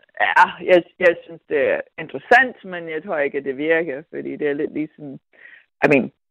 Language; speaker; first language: Danish; non-native, fluent; English